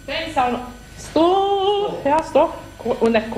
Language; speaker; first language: Italian; non-native, fluent; German